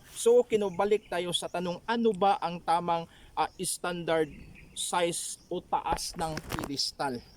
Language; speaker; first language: Filipino; non-native, local second language; Waray